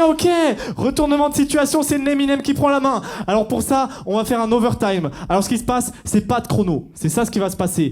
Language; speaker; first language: French; native; French